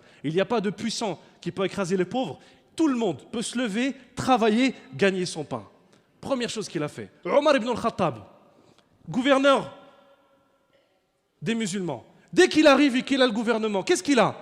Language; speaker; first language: French; native; French